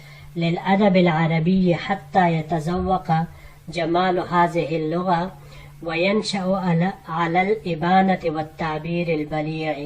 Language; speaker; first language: Arabic; non-native, fluent; Urdu